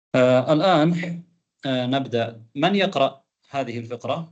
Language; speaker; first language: Arabic; non-native, fluent; Tamil